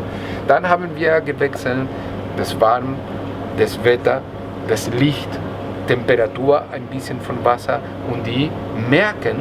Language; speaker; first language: German; non-native, learner; Spanish